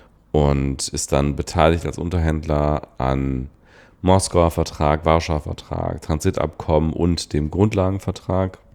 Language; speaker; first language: German; native; German